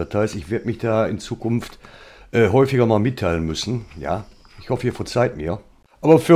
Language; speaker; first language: German; native; German